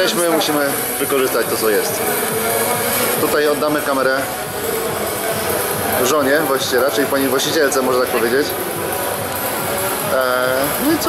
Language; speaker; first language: Polish; native; Polish